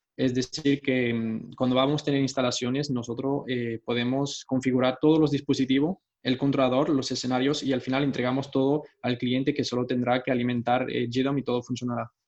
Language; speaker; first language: Spanish; early bilingual, heritage; Spanish